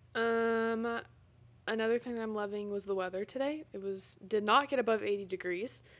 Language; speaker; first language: English; native; English